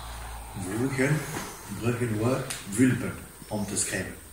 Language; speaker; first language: Dutch; non-native, local second language; French